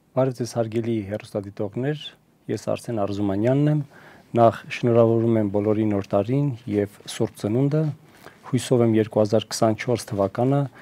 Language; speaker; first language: Armenian; early bilingual, heritage; Armenian